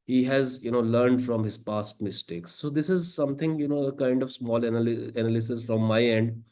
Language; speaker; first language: English; non-native, local second language; Punjabi